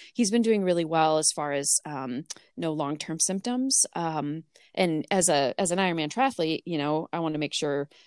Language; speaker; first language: English; native; English